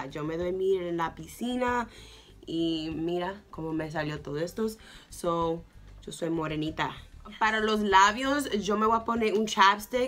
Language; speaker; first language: Spanish; early bilingual, heritage; English